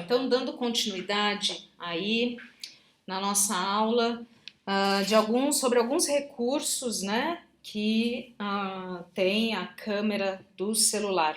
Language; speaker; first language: Portuguese; native; Portuguese